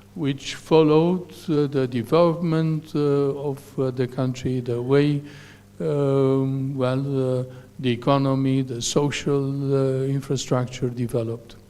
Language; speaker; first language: English; non-native, fluent; Romanian